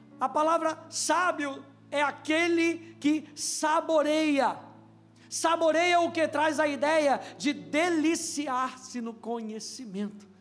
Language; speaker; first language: Portuguese; native; Portuguese